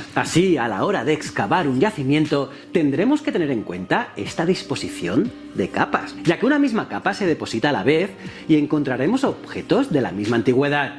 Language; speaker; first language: Spanish; native; Spanish